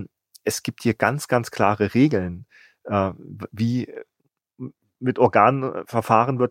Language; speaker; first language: German; native; German